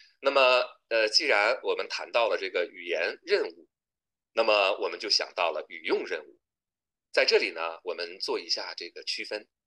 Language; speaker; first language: Chinese; native; Chinese